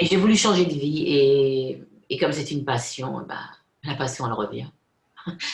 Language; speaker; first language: French; non-native, fluent; Spanish